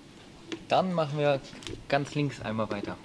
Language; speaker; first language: German; native; German